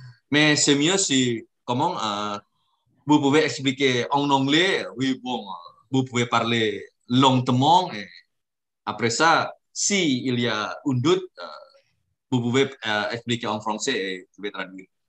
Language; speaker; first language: French; non-native, learner; Indonesian